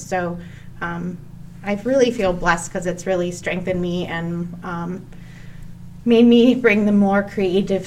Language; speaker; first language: English; native; English